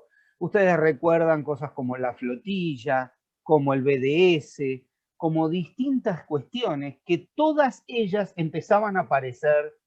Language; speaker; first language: Spanish; native; Spanish